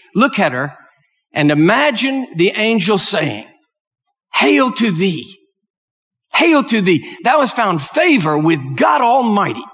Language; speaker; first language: English; native; English